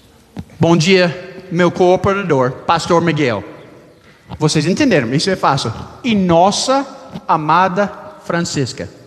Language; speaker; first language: Portuguese; non-native, learner; English